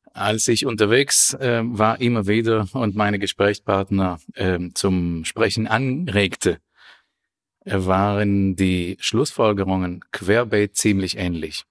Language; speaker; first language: German; non-native, fluent; Hebrew